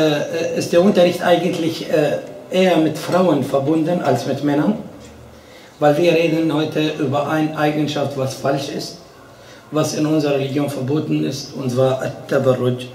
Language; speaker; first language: German; non-native, fluent; Arabic